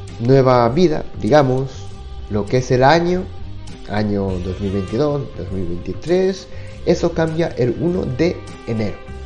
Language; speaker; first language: Spanish; non-native, fluent; Japanese